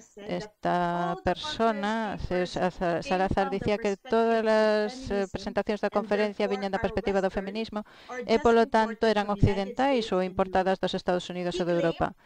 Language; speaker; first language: Galician; non-native, fluent; Filipino